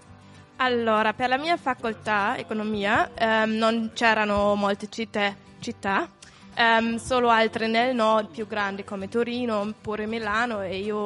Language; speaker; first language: Italian; non-native, fluent; German